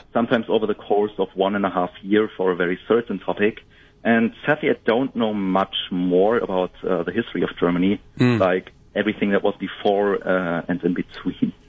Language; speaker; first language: English; non-native, fluent; German